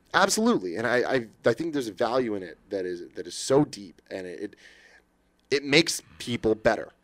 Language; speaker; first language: English; native; English